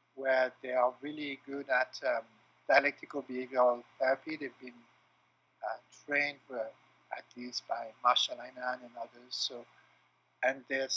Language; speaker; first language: English; non-native, fluent; French